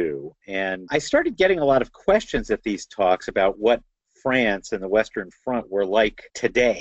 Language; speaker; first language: English; native; English